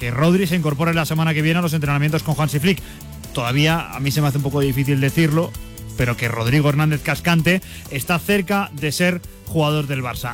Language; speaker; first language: Spanish; native; Spanish